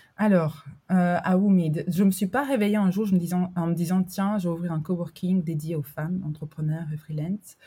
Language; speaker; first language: French; early bilingual, other home language; Albanian